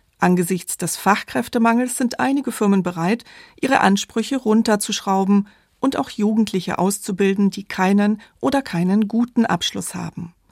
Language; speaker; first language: German; native; German